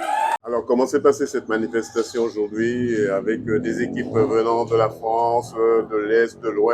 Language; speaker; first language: French; native; French